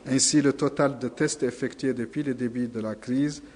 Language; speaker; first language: French; non-native, local second language; Arabic